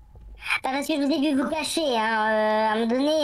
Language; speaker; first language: French; native; French